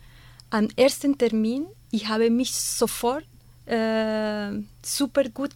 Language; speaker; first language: German; non-native, fluent; Spanish